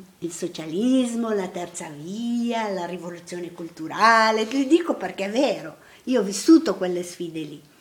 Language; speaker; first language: Italian; non-native, fluent; Portuguese